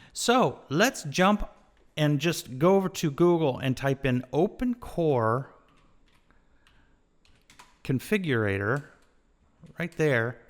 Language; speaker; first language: English; native; English